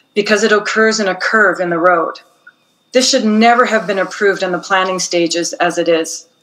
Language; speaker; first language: English; native; English